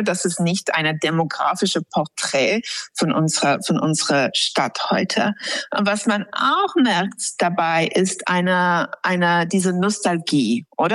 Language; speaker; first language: German; non-native, fluent; English